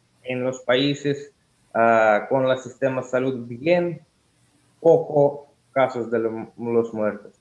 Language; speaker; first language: Spanish; non-native, learner; Russian